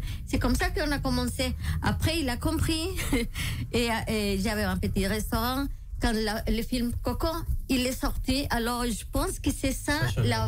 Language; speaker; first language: French; non-native, local second language; Spanish